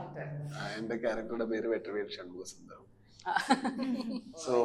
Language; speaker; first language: Malayalam; non-native, learner; Kannada